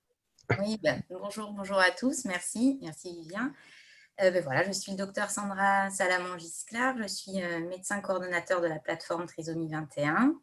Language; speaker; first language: French; native; French